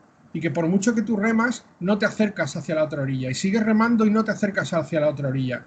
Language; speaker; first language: Spanish; native; Spanish